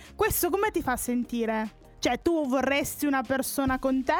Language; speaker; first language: Italian; early bilingual, other home language; Spanish